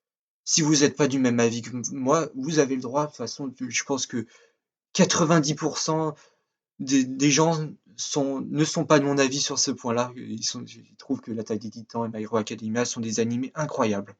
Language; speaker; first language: French; native; French